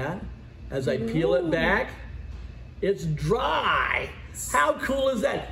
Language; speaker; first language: English; native; English